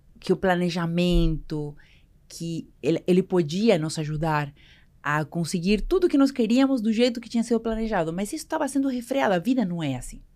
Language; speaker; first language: Portuguese; non-native, fluent; Spanish